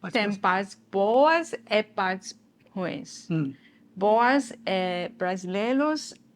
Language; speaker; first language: Portuguese; non-native, learner; Japanese